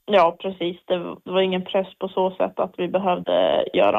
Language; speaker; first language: Swedish; native; Swedish